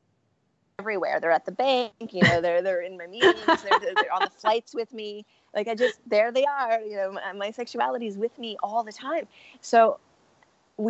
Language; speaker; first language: English; early bilingual, other home language; French